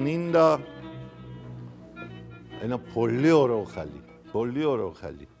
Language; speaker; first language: Greek; non-native, fluent; Persian